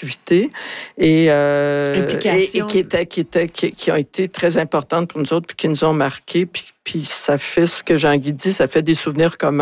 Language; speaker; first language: French; native; French